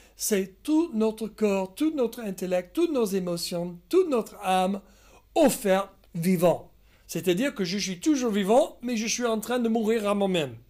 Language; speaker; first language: French; non-native, fluent; English